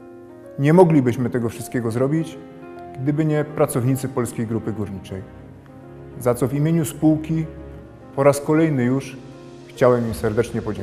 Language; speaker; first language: Polish; native; Polish